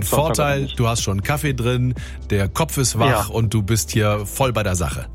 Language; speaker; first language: German; native; German